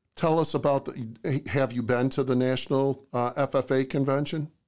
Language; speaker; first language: English; native; English